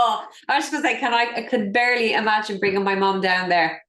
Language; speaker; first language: English; native; English